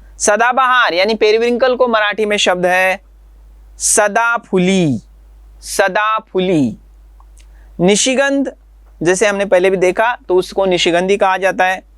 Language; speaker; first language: Hindi; non-native, local second language; Marathi